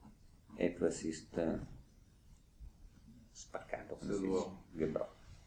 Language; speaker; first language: German; non-native, fluent; Italian